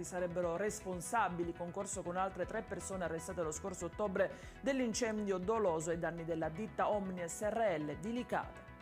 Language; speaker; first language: Italian; native; Italian